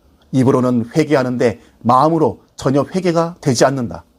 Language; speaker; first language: Korean; native; Korean